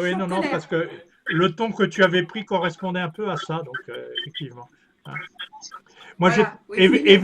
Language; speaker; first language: French; native; French